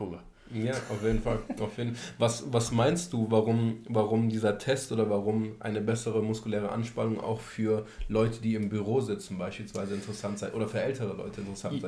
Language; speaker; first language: German; native; German